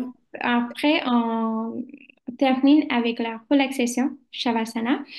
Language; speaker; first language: French; non-native, learner; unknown